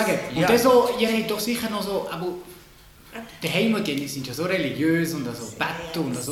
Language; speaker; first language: German; native; German